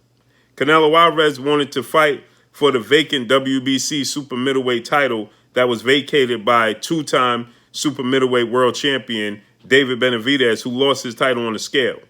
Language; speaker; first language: English; native; English